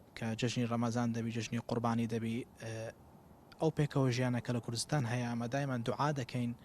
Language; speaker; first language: Central Kurdish; non-native, local second language; Assyrian Neo-Aramaic